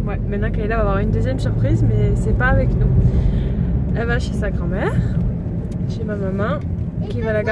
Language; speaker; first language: French; native; French